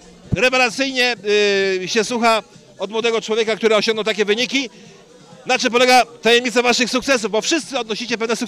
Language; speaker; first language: Polish; native; Polish